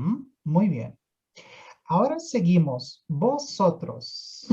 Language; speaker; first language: Spanish; non-native, fluent; Portuguese